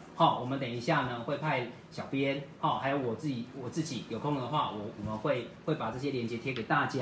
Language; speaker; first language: Chinese; native; Chinese